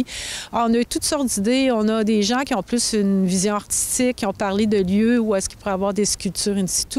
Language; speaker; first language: French; native; French